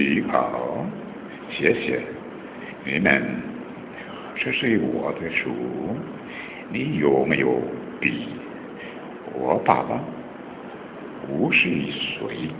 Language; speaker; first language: Chinese; non-native, learner; Portuguese